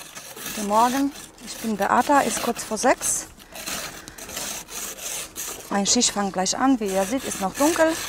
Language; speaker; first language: German; non-native, fluent; Polish